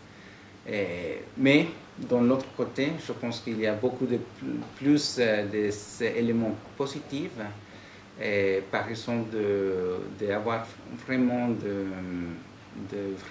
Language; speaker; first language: French; non-native, fluent; Spanish